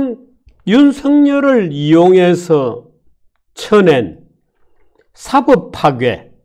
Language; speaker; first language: Korean; native; Korean